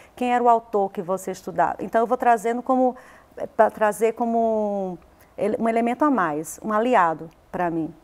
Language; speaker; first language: Portuguese; native; Portuguese